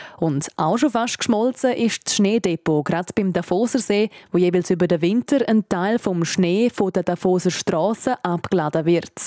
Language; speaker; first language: German; native; German